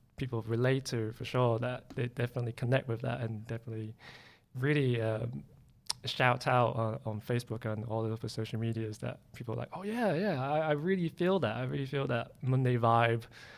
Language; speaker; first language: English; native; English